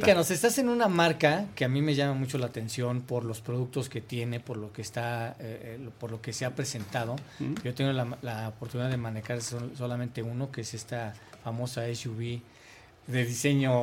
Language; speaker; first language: Spanish; native; Spanish